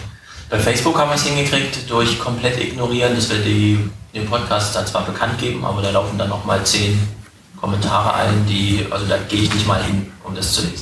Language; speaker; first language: German; native; German